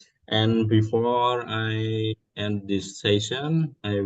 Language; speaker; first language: English; non-native, learner; Indonesian